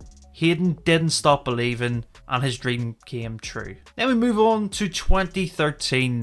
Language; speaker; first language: English; native; English